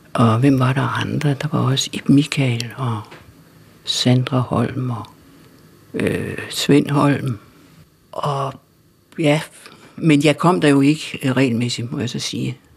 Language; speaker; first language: Danish; native; Danish